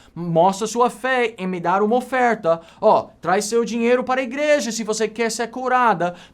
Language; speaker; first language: Portuguese; non-native, fluent; English